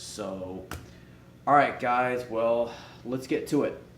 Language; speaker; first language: English; native; English